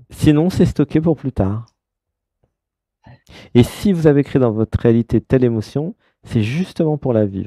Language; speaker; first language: French; native; French